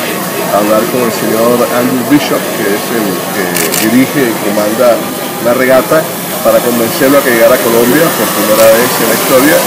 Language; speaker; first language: Spanish; native; Spanish